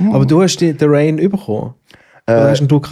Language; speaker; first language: German; native; German